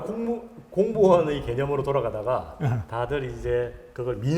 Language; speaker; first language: Korean; native; Korean